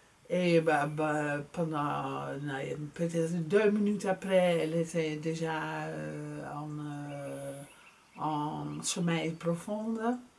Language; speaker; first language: French; non-native, fluent; Dutch